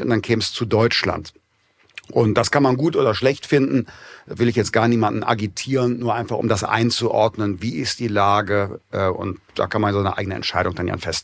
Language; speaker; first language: German; native; German